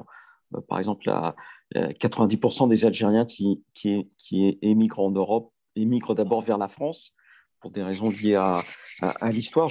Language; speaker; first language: French; native; French